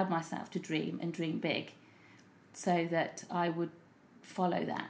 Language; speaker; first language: English; native; English